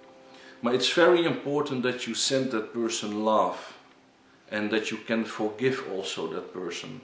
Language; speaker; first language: English; non-native, learner; Dutch